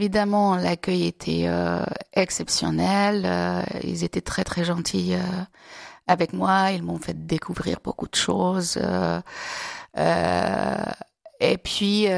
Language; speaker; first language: French; non-native, fluent; Hungarian